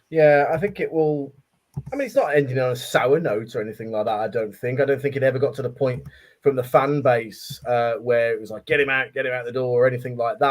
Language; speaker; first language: English; native; English